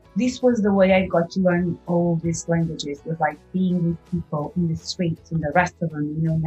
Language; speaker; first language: English; non-native, fluent; Portuguese